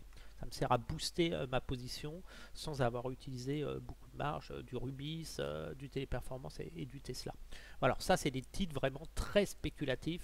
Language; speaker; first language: French; native; French